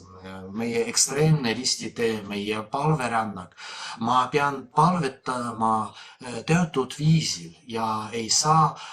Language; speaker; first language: Estonian; non-native, fluent; Polish